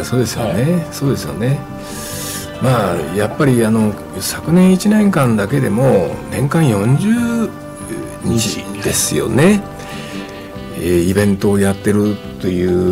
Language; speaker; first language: Japanese; native; Japanese